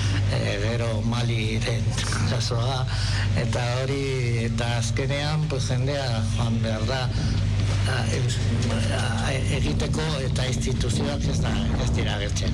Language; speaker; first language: Basque; non-native, local second language; Spanish